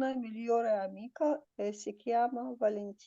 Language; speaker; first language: Italian; non-native, learner; Russian